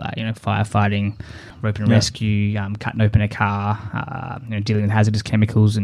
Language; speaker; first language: English; native; English